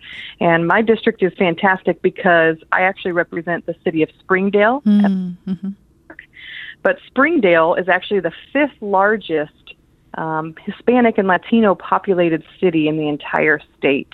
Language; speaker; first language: English; native; English